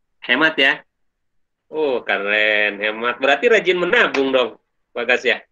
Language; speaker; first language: Indonesian; native; Indonesian